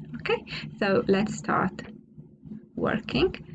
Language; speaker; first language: English; non-native, fluent; Romanian